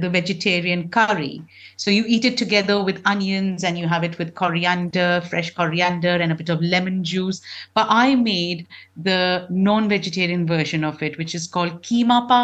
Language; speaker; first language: English; non-native, local second language; Punjabi